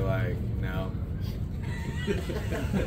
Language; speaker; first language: English; native; English